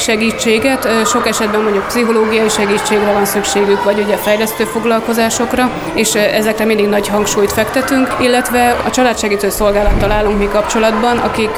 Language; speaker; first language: Hungarian; native; Hungarian